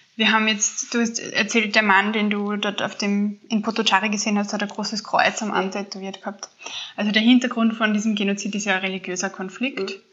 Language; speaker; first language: German; native; German